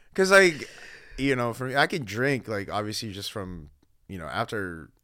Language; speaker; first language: English; early bilingual, other home language; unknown